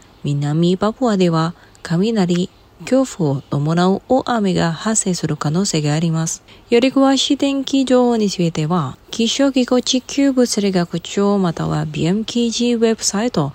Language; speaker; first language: Japanese; non-native, fluent; Indonesian